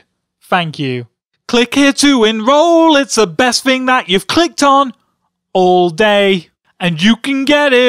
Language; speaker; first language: English; native; English